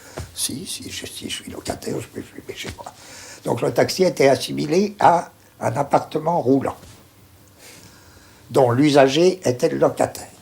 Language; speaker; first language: French; native; French